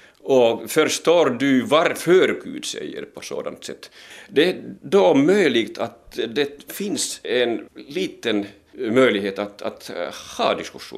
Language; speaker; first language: Swedish; non-native, local second language; Finnish